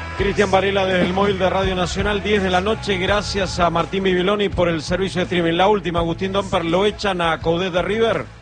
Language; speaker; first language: Spanish; native; Spanish